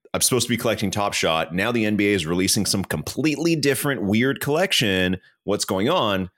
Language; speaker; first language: English; native; English